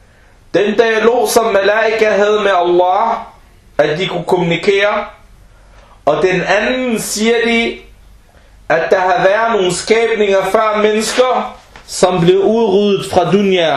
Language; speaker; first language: Danish; early bilingual, other home language; Arabic